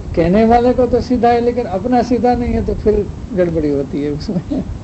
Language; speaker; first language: Hindi; non-native, local second language; Gujarati